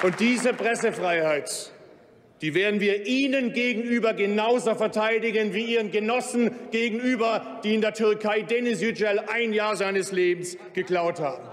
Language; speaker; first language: German; early bilingual, other home language; Turkish